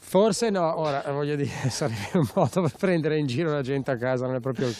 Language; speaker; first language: Italian; native; Italian